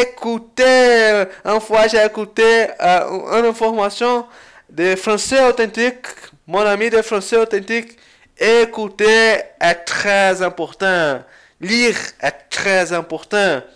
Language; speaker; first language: French; non-native, learner; Portuguese